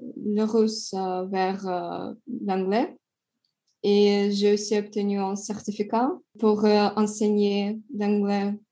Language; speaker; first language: French; non-native, learner; Russian